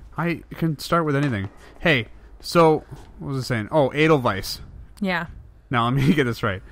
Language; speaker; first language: English; native; English